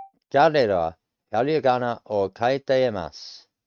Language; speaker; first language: Japanese; non-native, learner; English